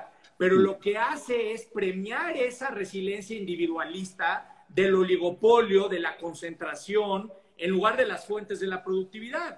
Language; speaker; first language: Spanish; native; Spanish